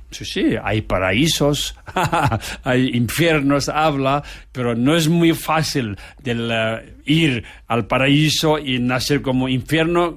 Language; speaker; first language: Spanish; non-native, learner; Tibetan